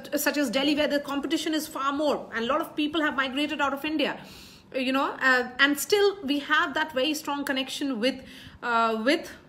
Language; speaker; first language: English; non-native, local second language; Hindi